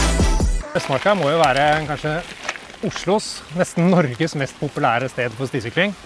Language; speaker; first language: Norwegian; native; Norwegian